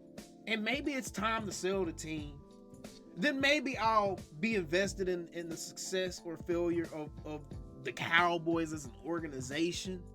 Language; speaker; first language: English; native; English